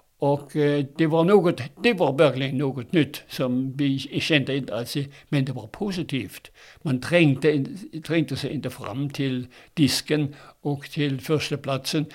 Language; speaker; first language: Swedish; non-native, fluent; German